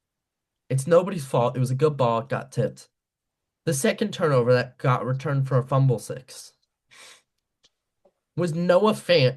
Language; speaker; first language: English; native; English